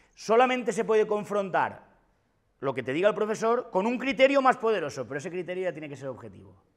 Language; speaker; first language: Spanish; non-native, local second language; Catalan